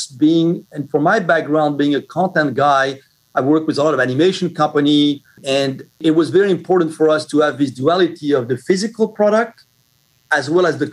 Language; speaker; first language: English; non-native, fluent; French